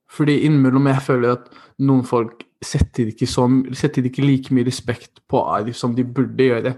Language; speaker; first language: Norwegian; early bilingual, other home language; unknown